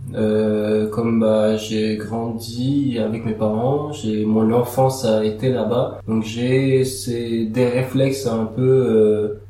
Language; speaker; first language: French; early bilingual, other home language; Aramaic